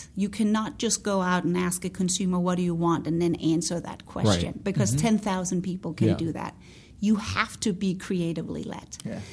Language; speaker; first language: English; non-native, fluent; Danish